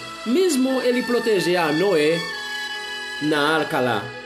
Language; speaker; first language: Portuguese; non-native, learner; Haitian Creole